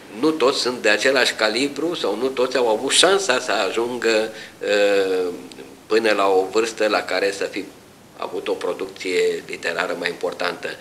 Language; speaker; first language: Romanian; native; Romanian